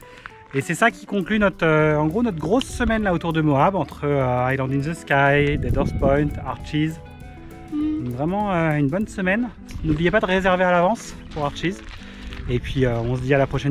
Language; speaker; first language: French; native; French